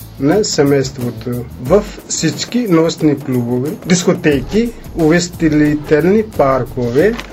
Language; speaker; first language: Bulgarian; non-native, learner; Hindi